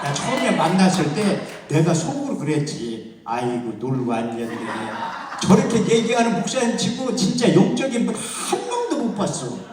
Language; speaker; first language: Korean; native; Korean